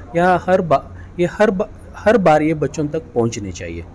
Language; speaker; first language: Hindi; non-native, local second language; Marathi